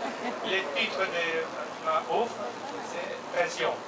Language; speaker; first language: French; non-native, learner; Spanish